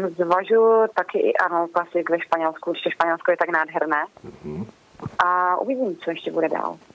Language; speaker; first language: Czech; native; Czech